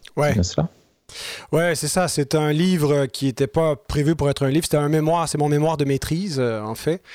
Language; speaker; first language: French; native; French